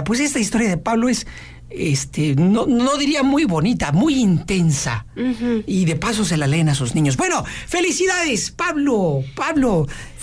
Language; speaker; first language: Spanish; native; Spanish